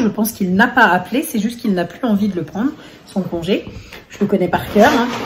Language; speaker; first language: French; native; French